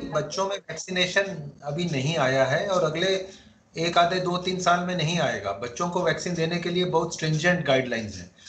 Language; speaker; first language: Hindi; native; Hindi